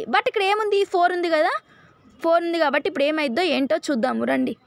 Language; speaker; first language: Telugu; native; Telugu